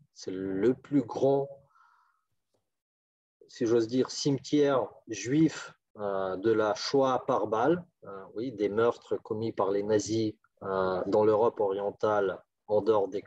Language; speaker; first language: French; non-native, fluent; Ukrainian